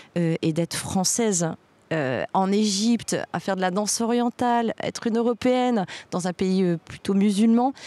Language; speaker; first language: French; native; French